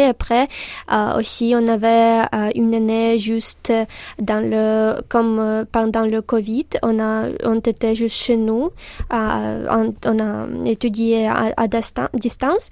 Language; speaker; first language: French; non-native, learner; Ukrainian